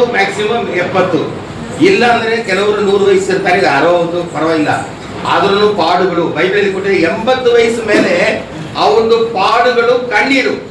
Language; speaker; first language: Kannada; non-native, local second language; Telugu